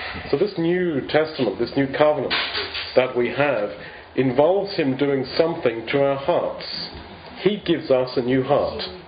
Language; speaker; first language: English; native; English